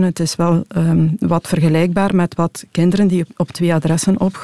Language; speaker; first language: Dutch; native; Dutch